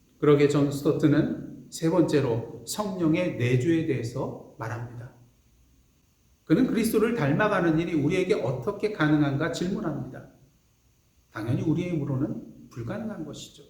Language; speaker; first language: Korean; native; Korean